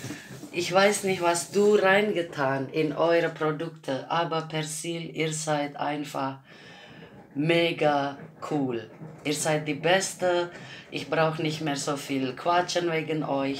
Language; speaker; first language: German; non-native, learner; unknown